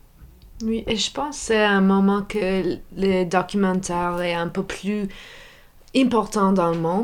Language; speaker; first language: French; non-native, local second language; English